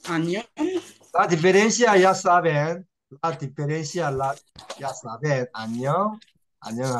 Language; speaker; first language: Spanish; non-native, learner; Korean